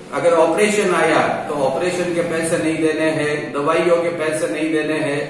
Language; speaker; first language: Hindi; non-native, local second language; Gujarati